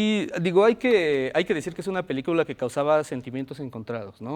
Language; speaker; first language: Spanish; native; Spanish